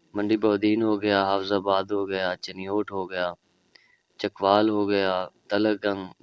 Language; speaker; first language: Urdu; non-native, local second language; Punjabi